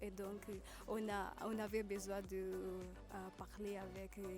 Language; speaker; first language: French; non-native, learner; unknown